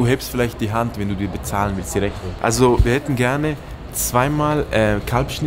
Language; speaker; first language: German; early bilingual, other home language; Persian